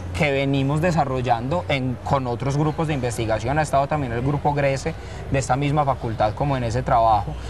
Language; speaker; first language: Spanish; non-native, local second language; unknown